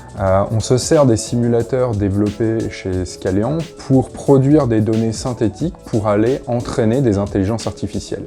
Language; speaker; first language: French; native; French